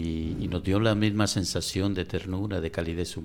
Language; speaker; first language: Spanish; native; Spanish